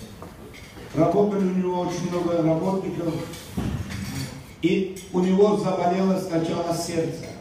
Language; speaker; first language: Russian; non-native, local second language; Tajik